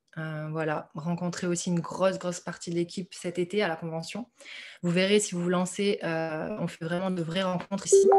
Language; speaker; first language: French; native; French